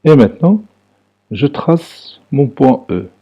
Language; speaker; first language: French; non-native, local second language; Arabic